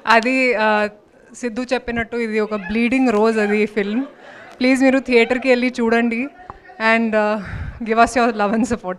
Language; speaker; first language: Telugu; non-native, fluent; Hindi